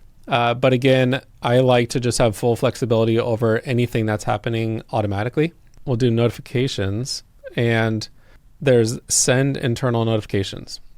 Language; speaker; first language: English; native; English